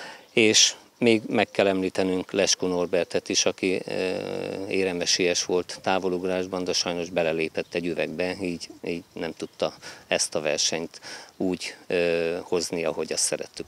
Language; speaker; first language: Hungarian; native; Hungarian